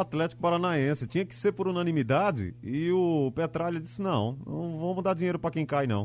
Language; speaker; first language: Portuguese; native; Portuguese